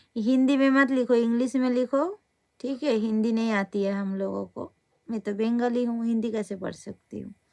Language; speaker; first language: Hindi; non-native, local second language; Bangla